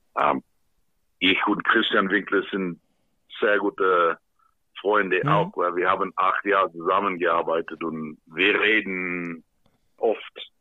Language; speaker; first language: German; non-native, fluent; English